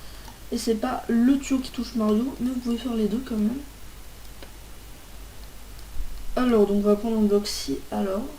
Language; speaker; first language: French; native; French